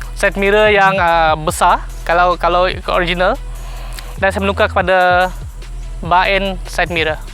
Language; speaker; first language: Malay; non-native, local second language; Iban